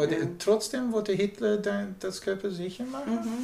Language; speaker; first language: German; non-native, learner; English